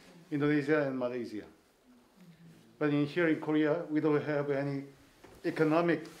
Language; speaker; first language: English; non-native, fluent; Korean